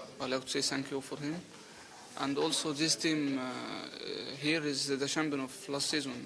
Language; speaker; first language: English; non-native, learner; Arabic